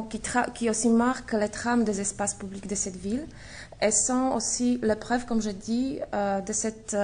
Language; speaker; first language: French; non-native, fluent; Polish